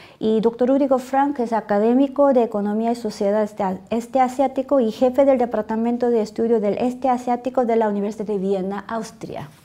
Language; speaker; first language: Spanish; non-native, fluent; Korean